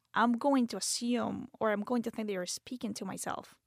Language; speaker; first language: English; non-native, fluent; Spanish